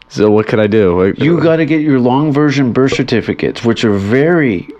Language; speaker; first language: English; native; English